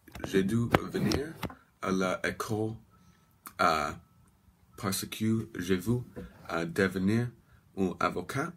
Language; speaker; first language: French; non-native, learner; English